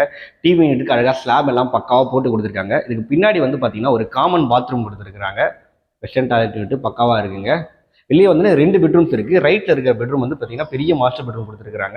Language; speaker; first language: Tamil; native; Tamil